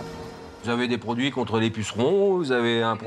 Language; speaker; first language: French; native; French